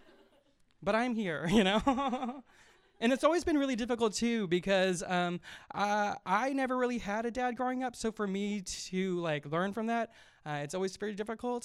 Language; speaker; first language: English; native; English